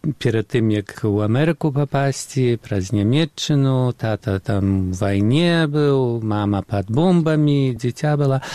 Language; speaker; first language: Belarusian; early bilingual, heritage; Belarusian